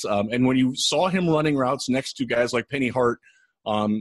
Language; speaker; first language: English; native; English